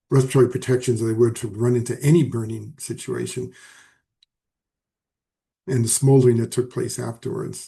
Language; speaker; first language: English; native; English